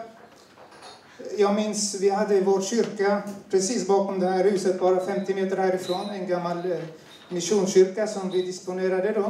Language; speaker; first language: Swedish; non-native, fluent; Turoyo